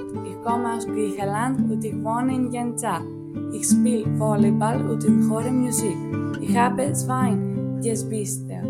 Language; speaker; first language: German; non-native, learner; Greek